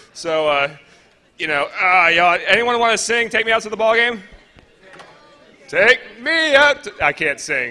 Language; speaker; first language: English; native; English